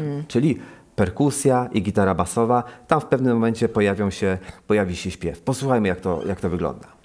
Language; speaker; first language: Polish; native; Polish